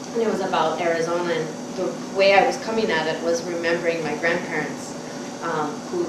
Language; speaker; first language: English; native; English